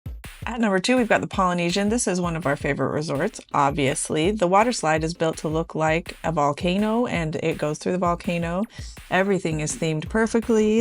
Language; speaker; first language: English; native; English